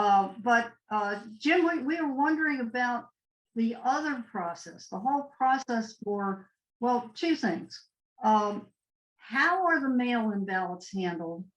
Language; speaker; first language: English; native; English